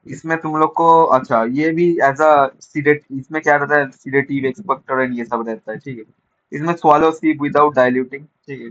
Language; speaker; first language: Hindi; non-native, local second language; Bangla